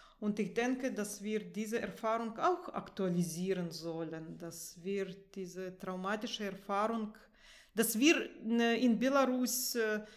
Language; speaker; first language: German; non-native, fluent; Russian